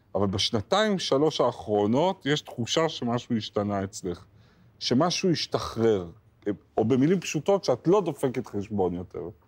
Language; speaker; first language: Hebrew; native; Hebrew